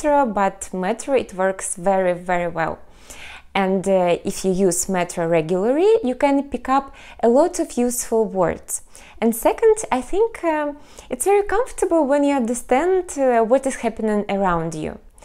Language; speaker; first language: English; non-native, fluent; Russian